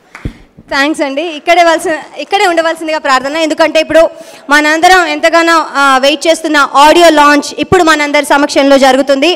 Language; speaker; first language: Telugu; native; Telugu